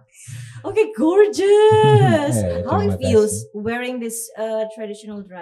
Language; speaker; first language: English; non-native, fluent; Indonesian